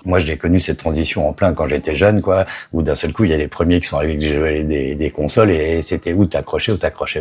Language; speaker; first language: French; native; French